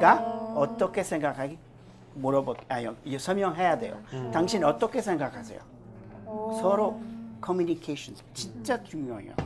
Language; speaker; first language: Korean; non-native, learner; French